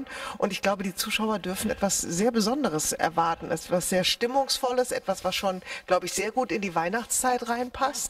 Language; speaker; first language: German; native; German